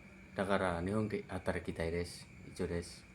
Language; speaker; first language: Japanese; non-native, learner; Indonesian